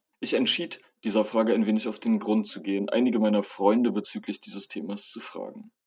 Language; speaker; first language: German; native; German